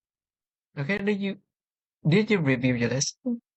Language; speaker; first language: English; non-native, learner; Vietnamese